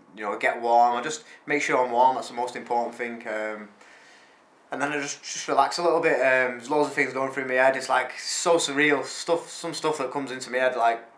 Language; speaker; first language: English; native; English